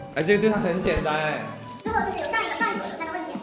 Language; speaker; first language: Chinese; native; Chinese